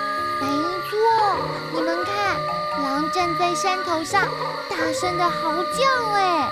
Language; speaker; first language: Chinese; native; Chinese